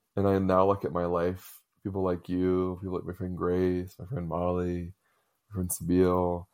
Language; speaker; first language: English; native; English